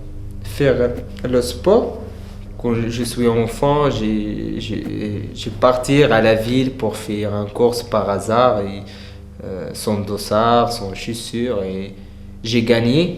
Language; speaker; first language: French; non-native, learner; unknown